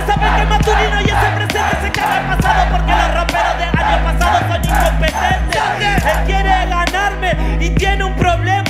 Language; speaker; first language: Spanish; native; Spanish